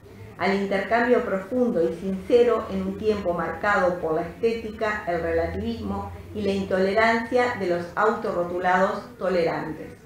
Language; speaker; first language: Spanish; native; Spanish